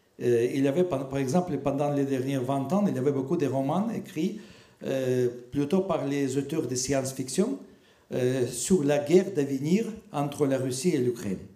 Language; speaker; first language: French; non-native, fluent; Russian